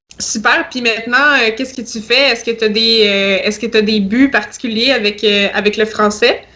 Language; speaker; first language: French; native; French